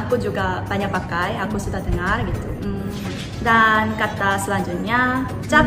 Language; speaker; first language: Indonesian; non-native, fluent; Korean